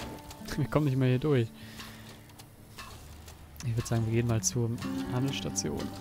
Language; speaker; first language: German; native; German